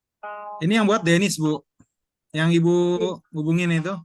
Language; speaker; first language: Indonesian; native; Indonesian